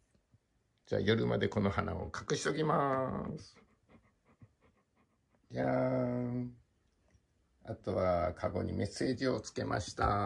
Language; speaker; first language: Japanese; native; Japanese